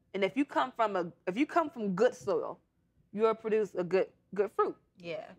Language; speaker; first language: English; native; English